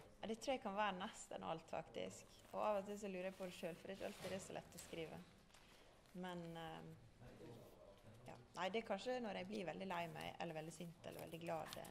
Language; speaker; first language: Norwegian; native; Norwegian